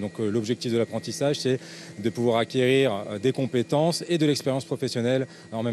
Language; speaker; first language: French; native; French